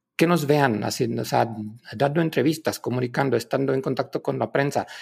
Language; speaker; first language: Spanish; non-native, fluent; Czech